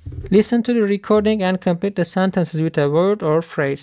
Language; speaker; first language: English; non-native, fluent; Turkish